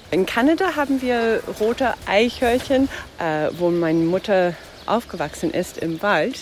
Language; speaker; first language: German; non-native, fluent; English